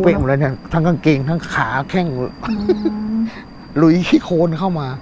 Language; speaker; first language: Thai; native; Thai